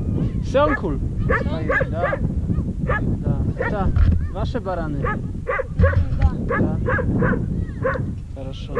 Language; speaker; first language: Russian; non-native, learner; Polish